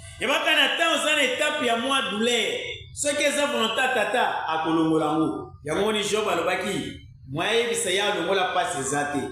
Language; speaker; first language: Lingala; non-native, local second language; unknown